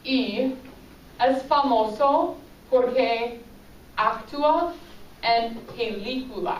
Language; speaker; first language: Spanish; non-native, fluent; English